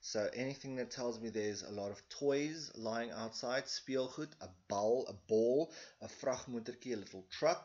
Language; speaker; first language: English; non-native, local second language; Afrikaans